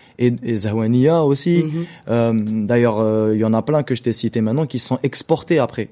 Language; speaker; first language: French; non-native, local second language; Arabic